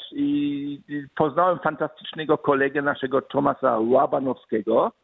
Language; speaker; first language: Polish; early bilingual, other home language; German